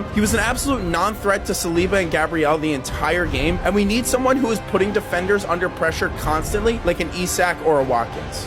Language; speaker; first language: English; native; English